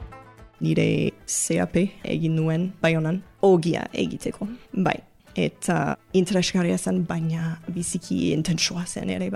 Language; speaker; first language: Basque; non-native, learner; English